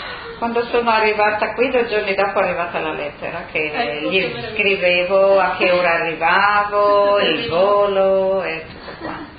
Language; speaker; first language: Italian; non-native, local second language; Friulian